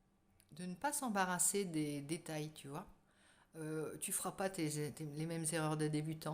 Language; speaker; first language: French; native; French